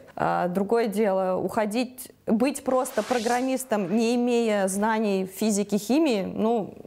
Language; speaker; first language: Russian; native; Russian